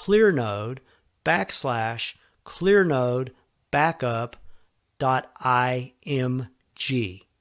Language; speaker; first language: English; native; English